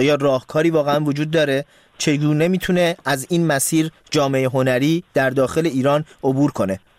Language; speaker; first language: Persian; native; Persian